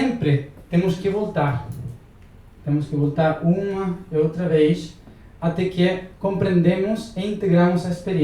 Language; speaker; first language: Portuguese; non-native, learner; Spanish